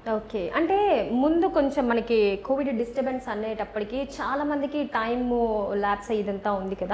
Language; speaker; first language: Telugu; native; Telugu